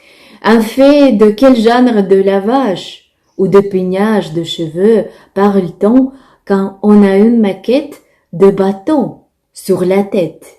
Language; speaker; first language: French; non-native, fluent; Russian